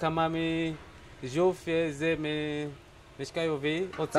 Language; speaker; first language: Polish; non-native, learner; Swahili